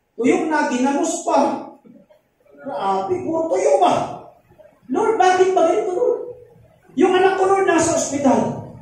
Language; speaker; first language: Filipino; non-native, local second language; Cebuano